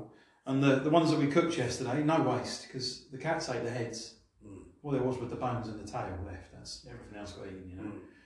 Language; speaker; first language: English; native; English